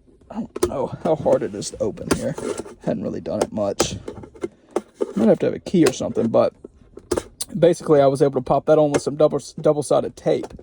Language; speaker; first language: English; native; English